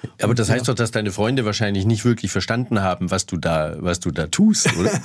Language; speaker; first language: German; native; German